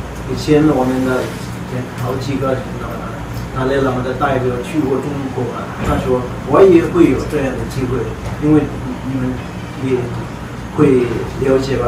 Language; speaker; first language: Chinese; non-native, learner; Tibetan